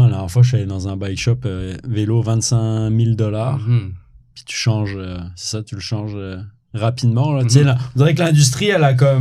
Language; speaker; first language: French; native; French